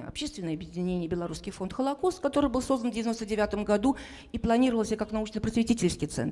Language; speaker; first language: Russian; native; Russian